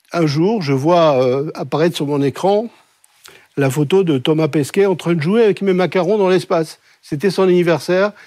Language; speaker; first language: French; native; French